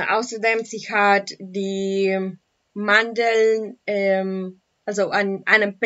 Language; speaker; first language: German; non-native, learner; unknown